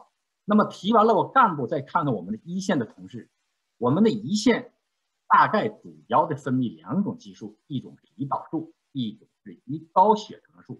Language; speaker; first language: Chinese; native; Chinese